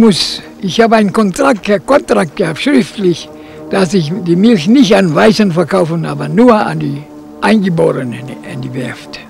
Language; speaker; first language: German; non-native, local second language; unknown